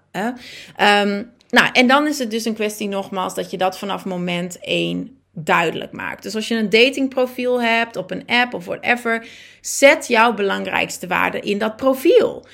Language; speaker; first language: Dutch; native; Dutch